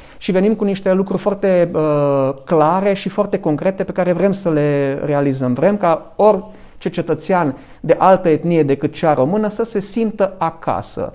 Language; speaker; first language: Romanian; non-native, local second language; Hungarian